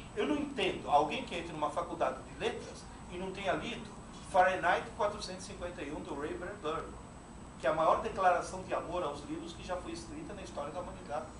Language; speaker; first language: Portuguese; non-native, fluent; Italian